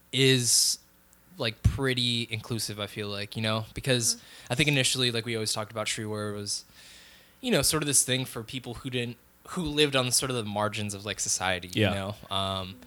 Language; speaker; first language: English; early bilingual, other home language; Filipino